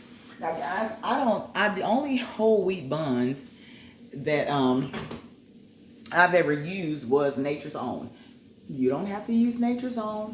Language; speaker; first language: English; native; English